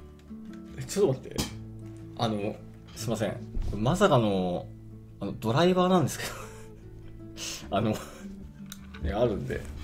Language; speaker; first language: Japanese; native; Japanese